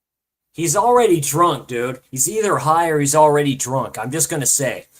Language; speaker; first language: English; native; English